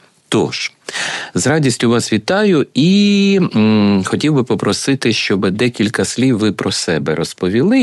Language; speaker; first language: Ukrainian; native; Ukrainian